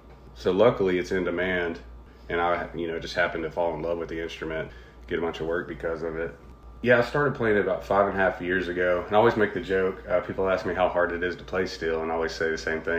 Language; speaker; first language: English; native; English